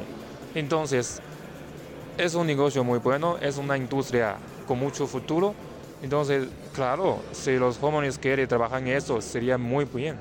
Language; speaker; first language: Spanish; non-native, learner; Chinese